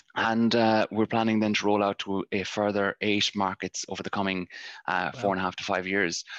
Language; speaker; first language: English; native; English